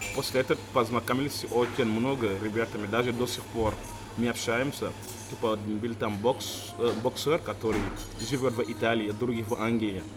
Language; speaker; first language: Russian; non-native, learner; Wolof